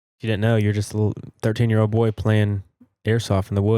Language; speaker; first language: English; native; English